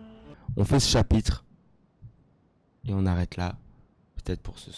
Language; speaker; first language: French; native; French